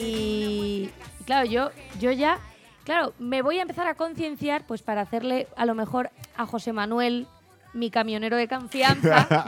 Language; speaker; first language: Spanish; native; Spanish